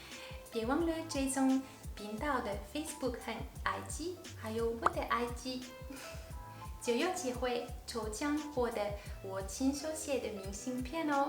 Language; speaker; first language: Chinese; non-native, fluent; French